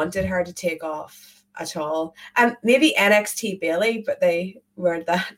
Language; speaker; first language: English; native; English